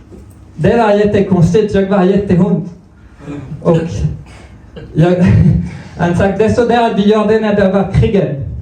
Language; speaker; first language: Swedish; non-native, fluent; French